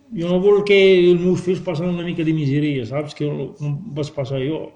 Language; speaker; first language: Catalan; non-native, learner; Arabic